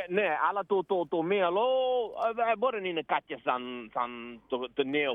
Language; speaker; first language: Greek; non-native, learner; Dutch